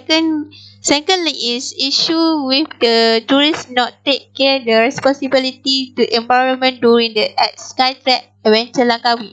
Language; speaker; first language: English; non-native, local second language; Malay